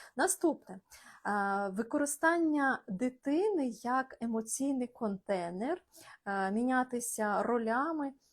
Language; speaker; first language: Ukrainian; non-native, local second language; Russian